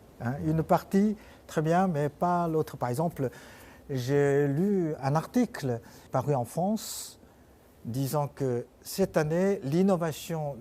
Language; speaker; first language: French; non-native, fluent; Chinese